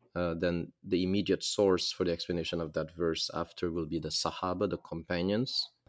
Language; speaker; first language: English; non-native, fluent; Arabic